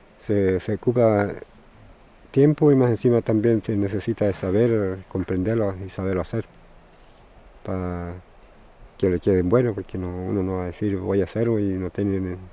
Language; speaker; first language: Spanish; non-native, local second language; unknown